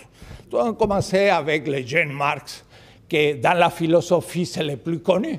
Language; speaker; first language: French; non-native, fluent; Spanish